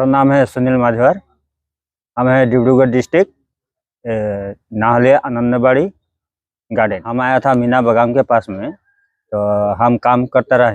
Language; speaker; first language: Hindi; non-native, local second language; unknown